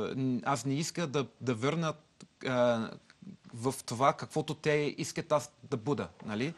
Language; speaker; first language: Bulgarian; non-native, learner; English